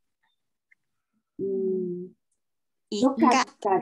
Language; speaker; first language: Japanese; non-native, learner; Chinese